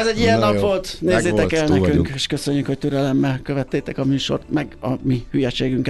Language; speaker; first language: Hungarian; native; Hungarian